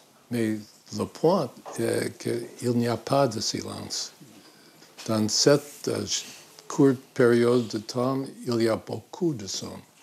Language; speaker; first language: French; non-native, fluent; English